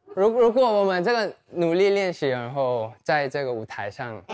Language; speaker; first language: Chinese; non-native, learner; Thai